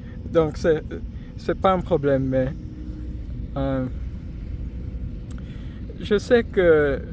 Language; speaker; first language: French; non-native, fluent; English